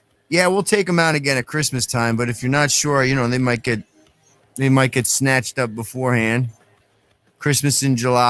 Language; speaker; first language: English; native; English